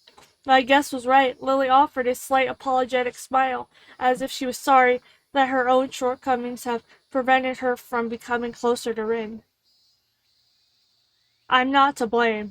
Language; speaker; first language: English; native; English